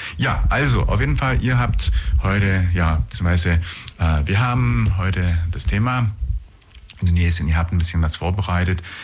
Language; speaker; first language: German; native; German